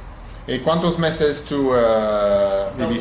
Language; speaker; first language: Spanish; non-native, learner; English